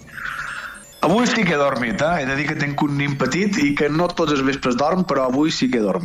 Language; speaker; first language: Catalan; native; Catalan